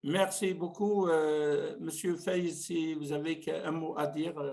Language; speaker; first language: French; non-native, local second language; Arabic